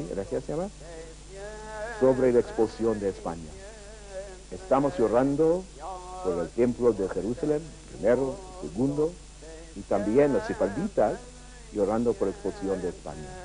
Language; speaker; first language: Spanish; early bilingual, heritage; Ladino